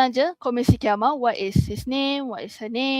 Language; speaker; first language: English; non-native, local second language; Malay